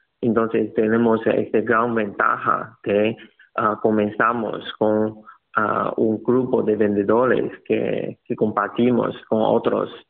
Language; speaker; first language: Spanish; non-native, learner; Chinese